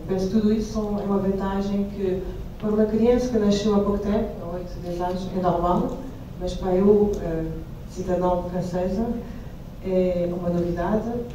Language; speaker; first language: Portuguese; non-native, fluent; French